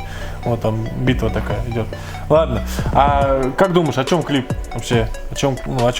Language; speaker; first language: Russian; native; Russian